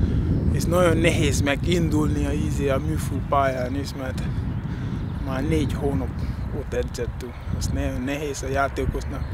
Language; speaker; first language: Hungarian; non-native, learner; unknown